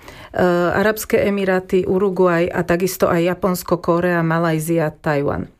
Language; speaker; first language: Slovak; native; Slovak